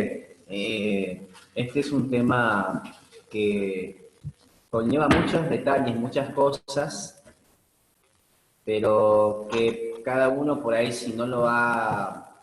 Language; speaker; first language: Spanish; native; Spanish